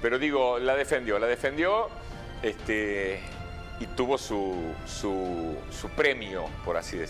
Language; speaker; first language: Spanish; native; Spanish